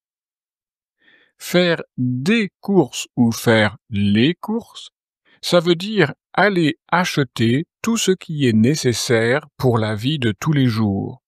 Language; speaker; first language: French; native; French